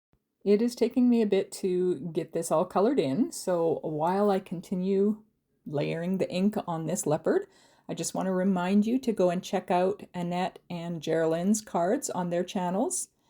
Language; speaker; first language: English; native; English